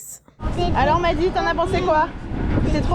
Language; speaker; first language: French; native; French